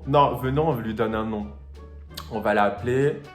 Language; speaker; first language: French; native; French